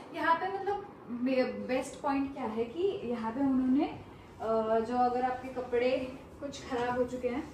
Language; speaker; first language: Hindi; non-native, local second language; Marathi